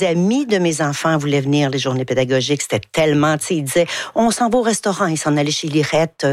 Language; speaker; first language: French; native; French